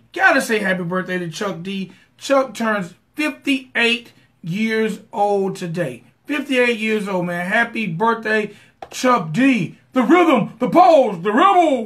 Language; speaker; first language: English; native; English